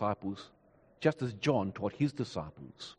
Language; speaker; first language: English; native; English